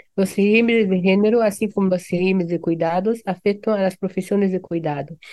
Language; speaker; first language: Portuguese; early bilingual, other home language; Japanese